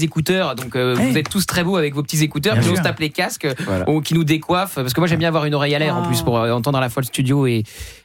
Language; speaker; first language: French; native; French